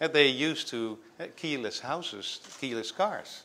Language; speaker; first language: English; non-native, fluent; Dutch